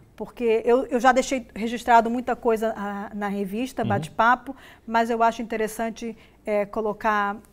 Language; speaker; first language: Portuguese; native; Portuguese